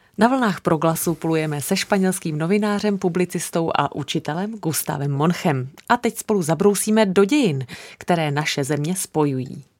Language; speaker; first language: Czech; native; Czech